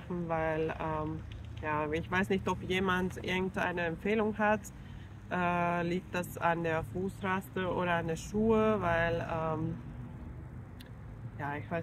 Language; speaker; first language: German; non-native, fluent; Finnish